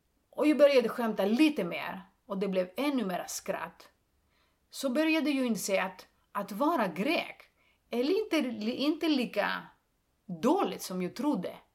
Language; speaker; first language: Swedish; non-native, fluent; Greek